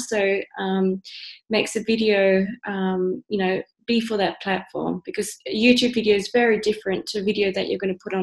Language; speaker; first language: English; native; English